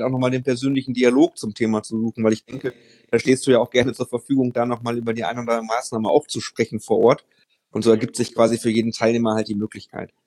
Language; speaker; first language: German; native; German